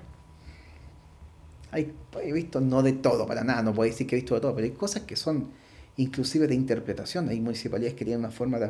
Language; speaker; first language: Spanish; native; Spanish